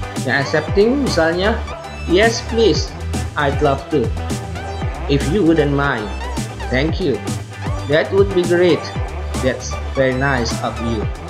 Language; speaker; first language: English; non-native, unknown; Indonesian